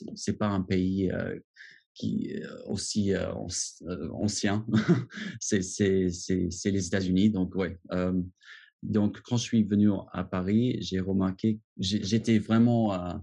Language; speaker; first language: French; non-native, fluent; English